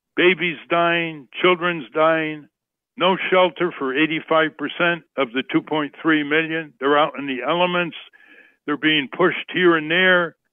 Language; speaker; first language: English; native; English